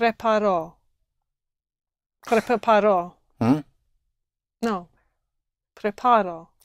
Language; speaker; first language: Italian; non-native, learner; English